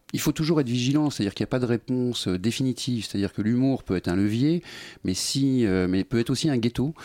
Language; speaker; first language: French; native; French